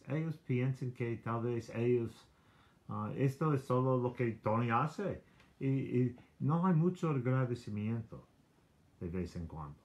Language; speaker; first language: Spanish; non-native, learner; English